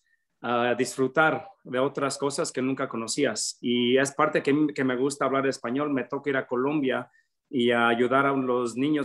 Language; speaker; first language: Spanish; early bilingual, other home language; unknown